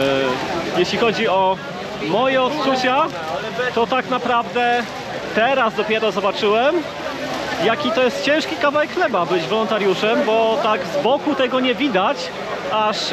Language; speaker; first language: Polish; native; Polish